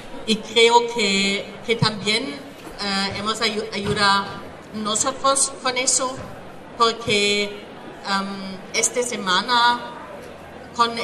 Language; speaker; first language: Spanish; non-native, learner; German